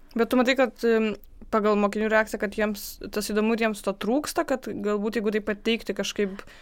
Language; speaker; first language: Lithuanian; non-native, local second language; Polish